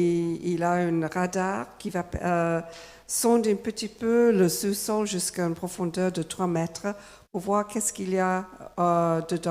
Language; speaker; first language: French; non-native, fluent; English